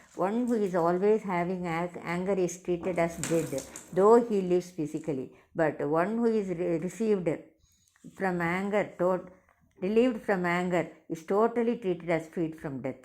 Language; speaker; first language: English; non-native, local second language; Tamil